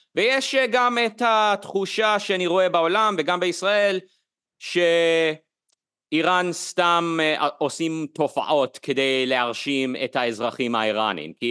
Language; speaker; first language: Hebrew; non-native, fluent; English